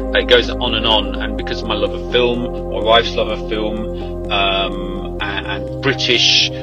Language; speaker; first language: English; native; English